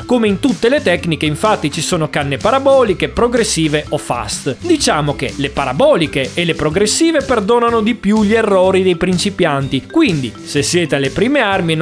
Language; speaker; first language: Italian; native; Italian